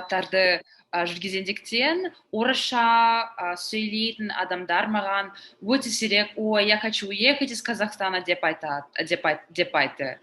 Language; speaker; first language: Kazakh; non-native, learner; English